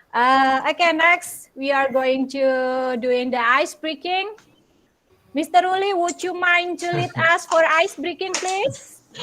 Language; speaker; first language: English; non-native, local second language; Indonesian